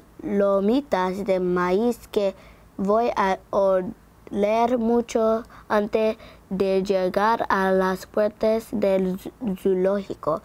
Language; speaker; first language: Spanish; non-native, learner; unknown